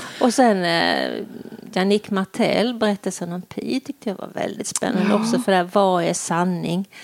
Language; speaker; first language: Swedish; native; Swedish